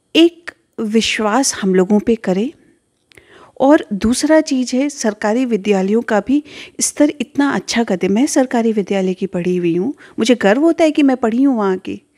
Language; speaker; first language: Hindi; native; Hindi